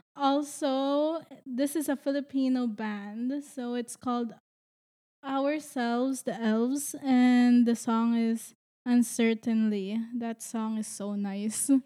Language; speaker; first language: English; non-native, local second language; Filipino